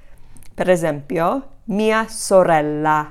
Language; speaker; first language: Italian; non-native, fluent; English